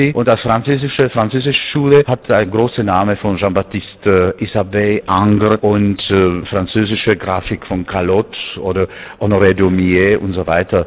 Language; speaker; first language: German; non-native, fluent; Czech